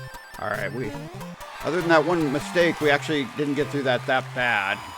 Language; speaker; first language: English; native; English